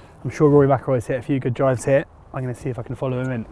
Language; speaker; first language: English; native; English